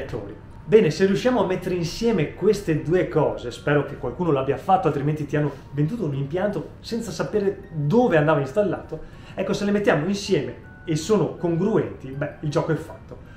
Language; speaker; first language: Italian; native; Italian